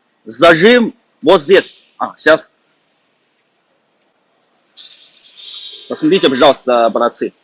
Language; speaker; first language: Russian; non-native, learner; Chinese